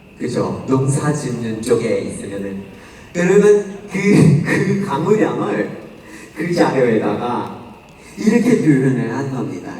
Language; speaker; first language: Korean; non-native, fluent; English